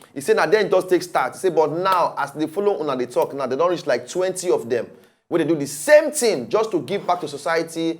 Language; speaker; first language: Nigerian Pidgin; non-native, local second language; Yoruba